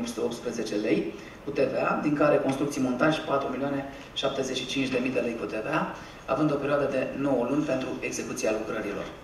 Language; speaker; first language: Romanian; native; Romanian